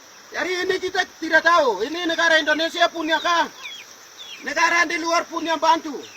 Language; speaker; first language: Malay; non-native, local second language; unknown